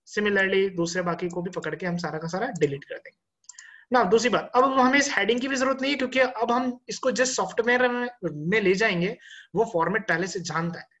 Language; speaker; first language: Hindi; native; Hindi